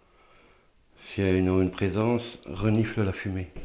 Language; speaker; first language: French; native; French